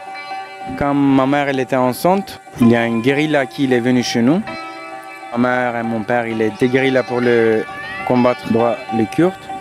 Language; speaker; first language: French; non-native, learner; Kurdish